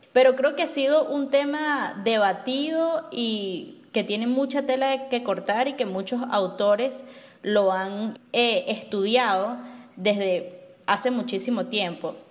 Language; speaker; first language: Spanish; native; Spanish